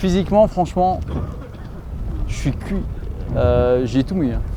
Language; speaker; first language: French; native; French